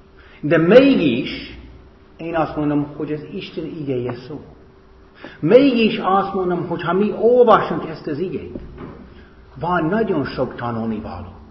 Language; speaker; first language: Hungarian; non-native, fluent; English